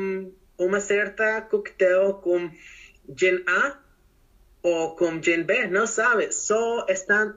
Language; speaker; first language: Portuguese; non-native, learner; Spanish